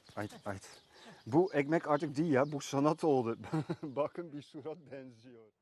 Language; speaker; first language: Turkish; non-native, fluent; Dutch